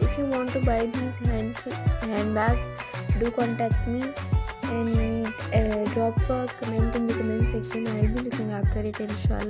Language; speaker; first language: English; non-native, local second language; Urdu